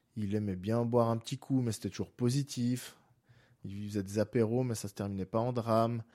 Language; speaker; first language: French; native; French